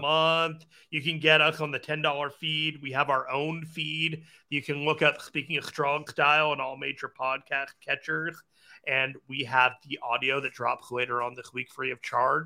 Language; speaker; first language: English; native; English